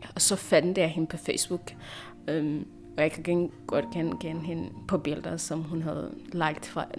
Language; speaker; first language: Danish; non-native, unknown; Tigrinya